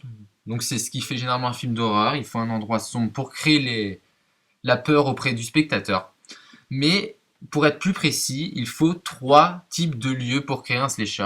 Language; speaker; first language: French; native; French